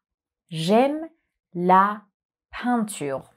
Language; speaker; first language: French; non-native, fluent; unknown